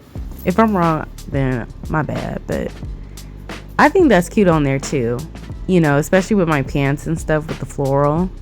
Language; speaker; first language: English; native; English